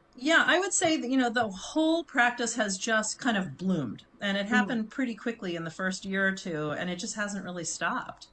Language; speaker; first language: English; native; English